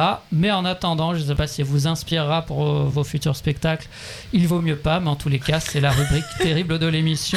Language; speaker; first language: French; native; French